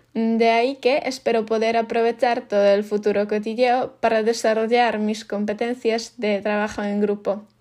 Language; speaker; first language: Spanish; non-native, fluent; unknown